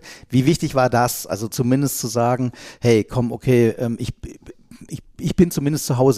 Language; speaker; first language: German; native; German